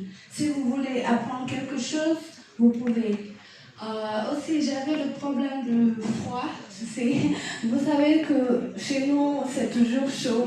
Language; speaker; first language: French; non-native, fluent; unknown